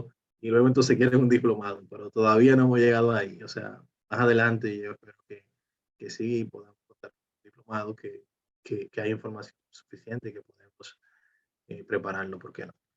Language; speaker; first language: Spanish; native; Spanish